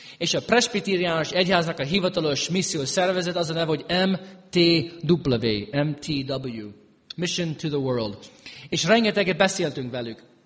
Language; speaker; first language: Hungarian; early bilingual, heritage; Hungarian